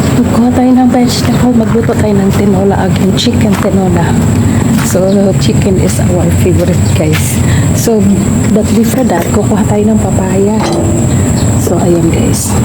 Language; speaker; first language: Filipino; non-native, local second language; Hiligaynon